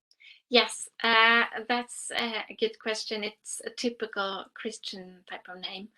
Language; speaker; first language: English; non-native, fluent; Norwegian